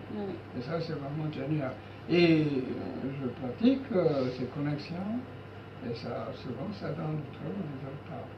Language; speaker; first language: French; non-native, learner; Japanese